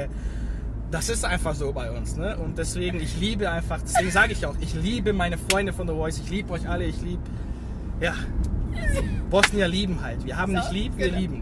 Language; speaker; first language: German; early bilingual, other home language; Bosnian